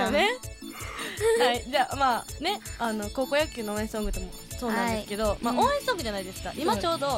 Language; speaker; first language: Japanese; native; Japanese